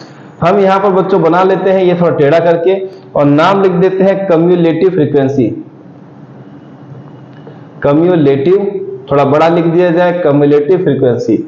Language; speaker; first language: Hindi; native; Hindi